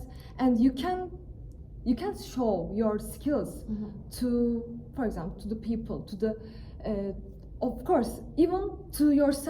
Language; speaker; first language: English; non-native, fluent; Turkish